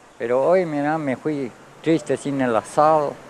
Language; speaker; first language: Spanish; native; Spanish